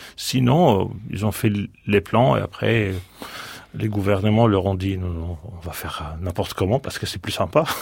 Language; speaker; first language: French; non-native, fluent; Greek